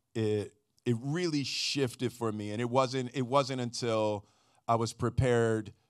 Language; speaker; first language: English; native; English